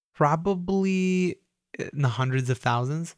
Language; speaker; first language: English; native; English